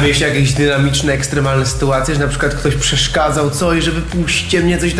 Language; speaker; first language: Polish; native; Polish